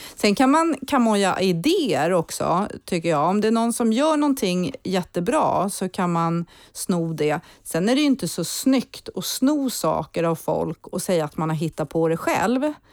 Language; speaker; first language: Swedish; early bilingual, heritage; Swedish